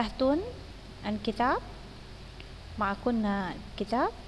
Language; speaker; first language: Arabic; non-native, fluent; Indonesian